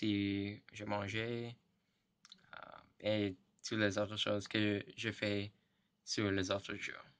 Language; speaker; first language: French; non-native, learner; English